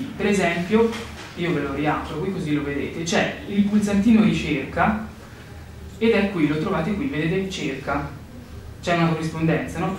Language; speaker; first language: Italian; native; Italian